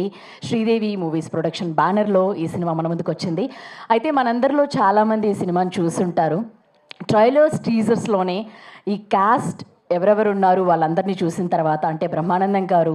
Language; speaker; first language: Telugu; native; Telugu